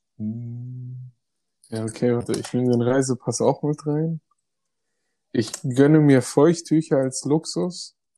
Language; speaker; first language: German; early bilingual, other home language; Greek